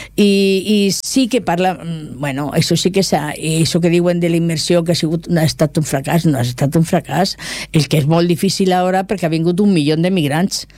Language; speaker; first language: Catalan; non-native, local second language; Spanish